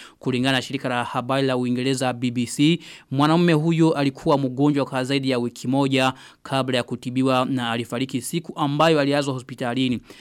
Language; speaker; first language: Swahili; non-native, local second language; Rundi